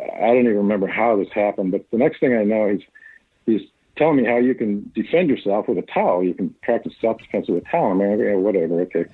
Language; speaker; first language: English; native; English